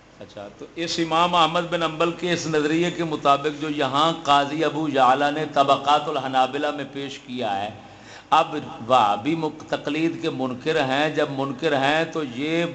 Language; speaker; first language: Urdu; non-native, local second language; Punjabi